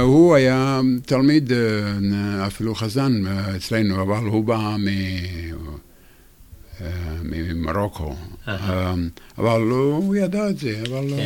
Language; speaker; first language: Hebrew; non-native, fluent; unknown